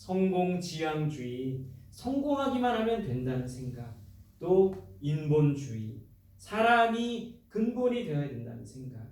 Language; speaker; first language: Korean; native; Korean